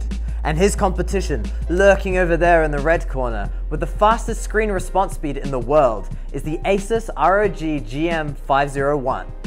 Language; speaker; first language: English; native; English